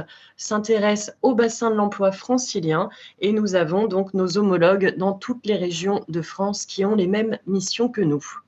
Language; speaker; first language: French; native; French